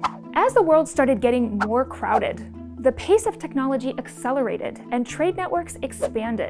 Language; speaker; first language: English; native; English